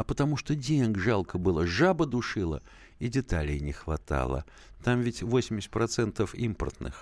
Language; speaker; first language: Russian; native; Russian